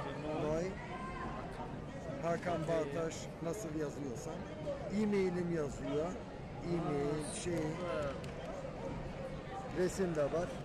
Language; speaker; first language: Turkish; early bilingual, heritage; Turkish